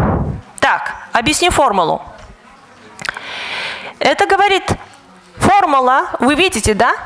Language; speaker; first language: Russian; non-native, fluent; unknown